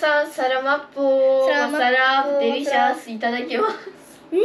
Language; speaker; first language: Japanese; early bilingual, other home language; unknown